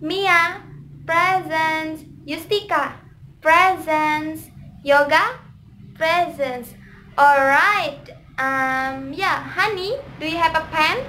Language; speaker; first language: English; non-native, learner; Indonesian